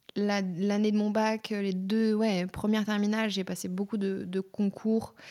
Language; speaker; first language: French; native; French